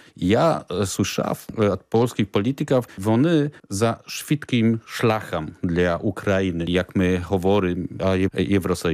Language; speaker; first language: Ukrainian; non-native, learner; Polish